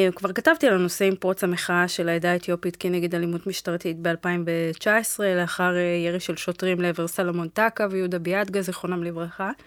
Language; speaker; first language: Hebrew; early bilingual, other home language; Amharic